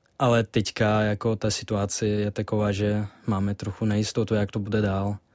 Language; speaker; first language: Czech; non-native, fluent; Russian